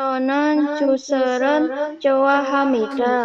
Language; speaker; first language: Korean; non-native, learner; Indonesian